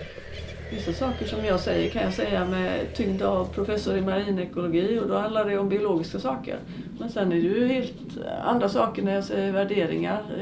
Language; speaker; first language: Swedish; native; Swedish